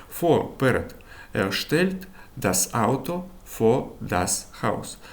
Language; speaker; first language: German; non-native, learner; Ukrainian